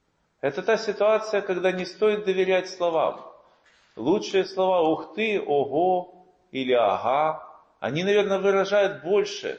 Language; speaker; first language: Russian; native; Russian